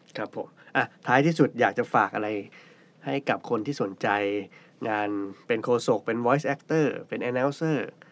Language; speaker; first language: Thai; native; Thai